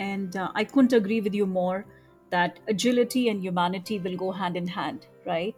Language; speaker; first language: English; non-native, local second language; Bangla